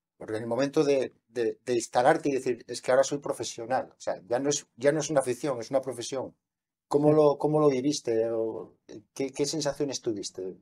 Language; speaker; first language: Spanish; native; Spanish